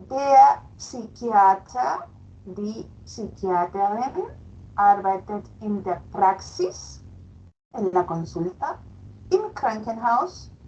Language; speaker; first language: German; non-native, fluent; Spanish